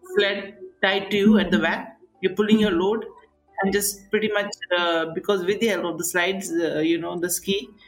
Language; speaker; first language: English; non-native, local second language; Nepali